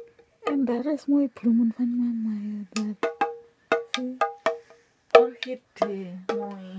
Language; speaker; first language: Dutch; non-native, learner; Indonesian